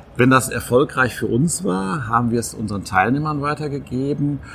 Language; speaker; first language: German; native; German